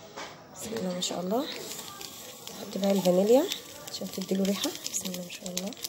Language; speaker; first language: Arabic; native; Arabic